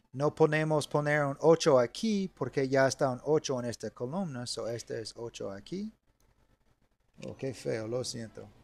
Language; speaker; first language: Spanish; non-native, learner; English